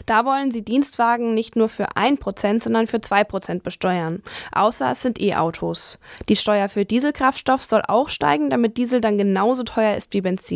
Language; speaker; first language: German; native; German